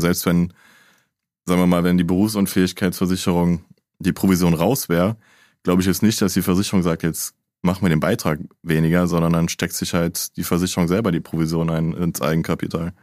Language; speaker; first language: German; native; German